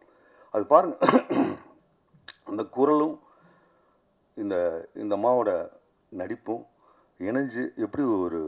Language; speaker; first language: Tamil; native; Tamil